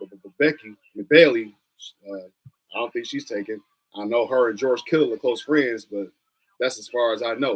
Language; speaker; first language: English; native; English